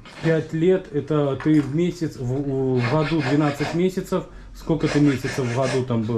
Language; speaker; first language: Russian; native; Russian